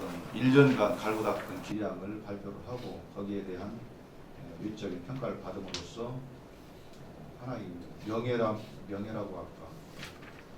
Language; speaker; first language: Korean; native; Korean